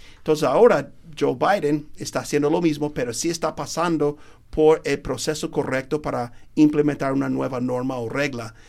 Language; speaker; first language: Spanish; non-native, fluent; English